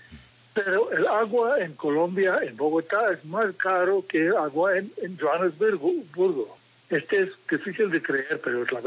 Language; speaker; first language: Spanish; non-native, fluent; English